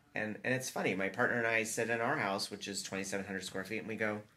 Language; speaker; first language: English; native; English